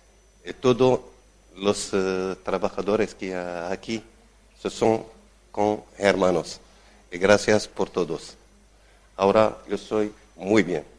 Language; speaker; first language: Spanish; non-native, learner; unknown